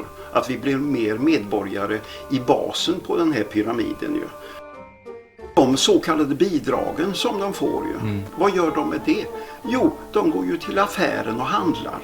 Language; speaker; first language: Swedish; native; Swedish